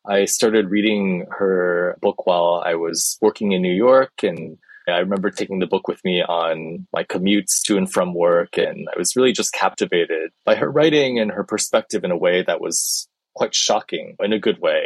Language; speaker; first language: English; early bilingual, other home language; Chinese